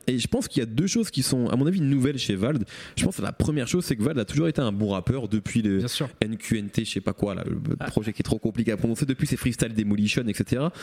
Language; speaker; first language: French; native; French